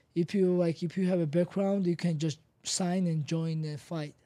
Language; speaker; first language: English; non-native, learner; Georgian